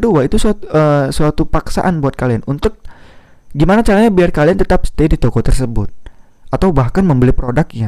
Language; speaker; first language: Indonesian; native; Indonesian